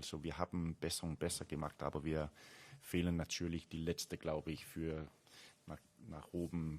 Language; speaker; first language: German; non-native, learner; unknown